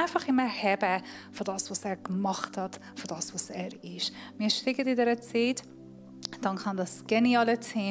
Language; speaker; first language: German; non-native, fluent; Persian